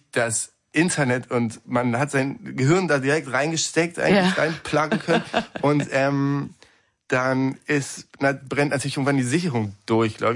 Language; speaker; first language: German; native; German